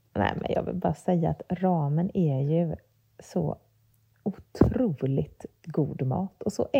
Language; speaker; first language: Swedish; native; Swedish